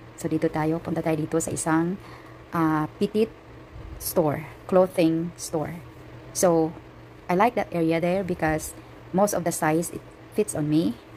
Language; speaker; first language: Filipino; non-native, local second language; Cebuano